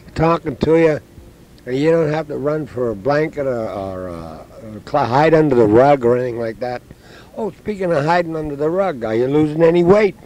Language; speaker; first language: English; native; English